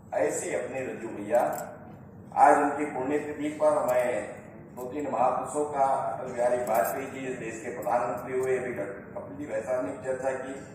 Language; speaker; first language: Hindi; native; Hindi